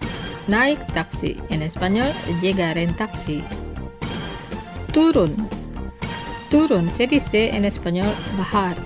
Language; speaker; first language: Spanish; non-native, fluent; Indonesian